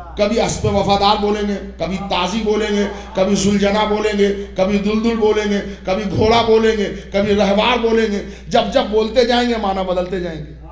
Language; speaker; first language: Urdu; native; Urdu